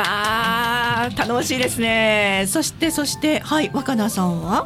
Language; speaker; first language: Japanese; native; Japanese